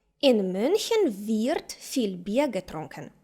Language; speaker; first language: German; non-native, fluent; Ukrainian